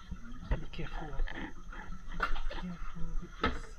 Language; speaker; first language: English; non-native, learner; Vietnamese